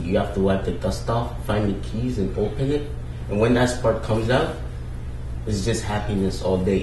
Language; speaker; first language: English; non-native, local second language; Ewe